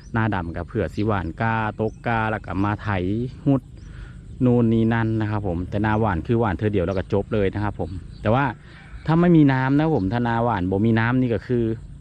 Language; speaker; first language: Thai; native; Thai